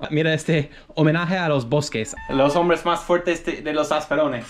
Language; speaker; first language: Spanish; non-native, fluent; English